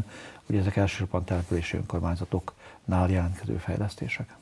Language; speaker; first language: Hungarian; native; Hungarian